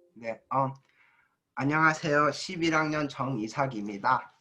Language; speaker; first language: Korean; early bilingual, heritage; Korean